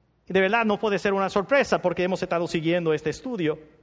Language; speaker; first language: Spanish; non-native, fluent; English